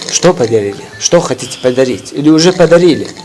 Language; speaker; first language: Russian; non-native, local second language; Tajik